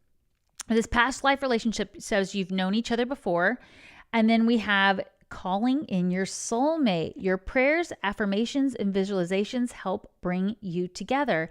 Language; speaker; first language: English; native; English